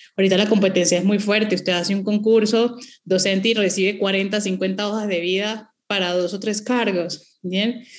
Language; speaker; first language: Spanish; native; Spanish